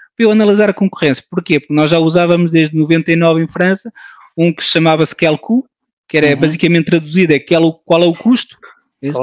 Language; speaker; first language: Portuguese; early bilingual, heritage; French